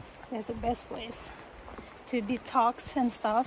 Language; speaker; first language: English; non-native, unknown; Indonesian